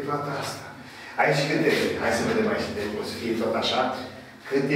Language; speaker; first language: Romanian; native; Romanian